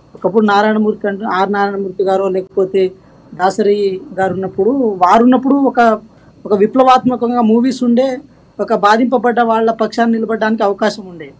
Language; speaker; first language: Telugu; native; Telugu